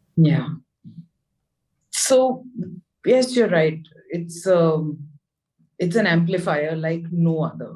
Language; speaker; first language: English; non-native, local second language; Hindi